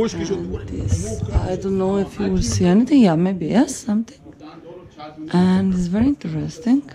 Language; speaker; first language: English; non-native, fluent; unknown